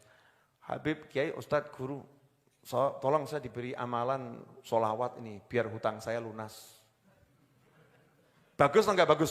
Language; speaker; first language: Indonesian; native; Indonesian